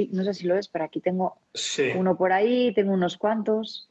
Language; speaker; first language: Spanish; non-native, local second language; Basque